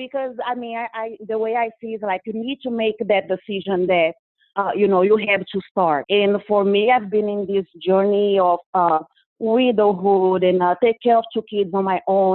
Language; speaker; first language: English; non-native, fluent; Portuguese